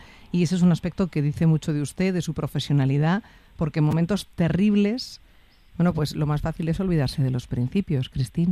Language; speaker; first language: Spanish; native; Spanish